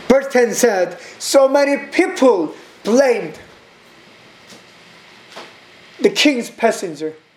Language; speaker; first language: English; non-native, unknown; Korean